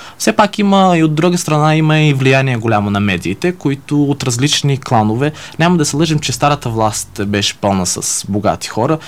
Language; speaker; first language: Bulgarian; early bilingual, heritage; Bulgarian